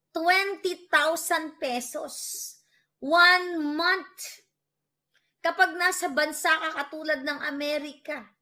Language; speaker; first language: Filipino; non-native, local second language; Cebuano